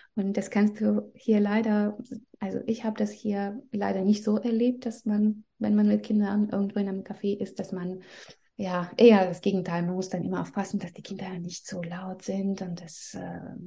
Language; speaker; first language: German; non-native, fluent; Russian